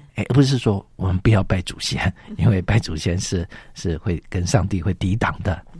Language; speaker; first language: Chinese; native; Chinese